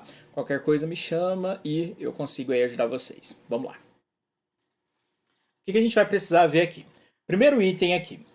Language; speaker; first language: Portuguese; native; Portuguese